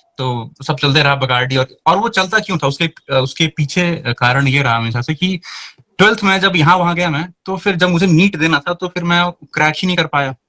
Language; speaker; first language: Hindi; native; Hindi